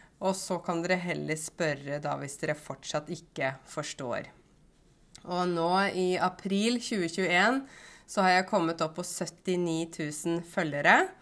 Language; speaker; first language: Norwegian; native; Norwegian